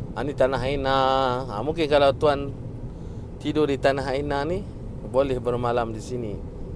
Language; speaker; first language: Malay; native; Malay